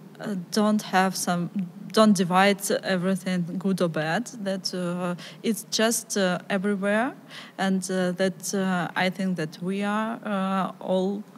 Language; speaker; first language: English; non-native, learner; Ukrainian